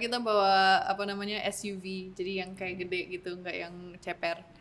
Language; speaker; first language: Indonesian; early bilingual, heritage; English